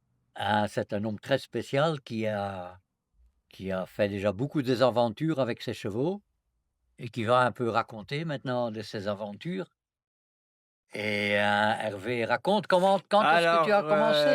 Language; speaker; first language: French; non-native, fluent; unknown